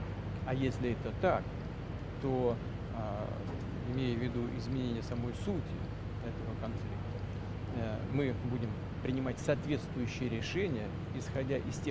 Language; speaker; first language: Russian; native; Russian